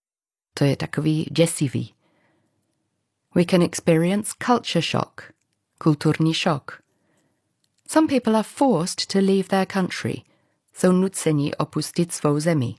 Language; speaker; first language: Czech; non-native, learner; English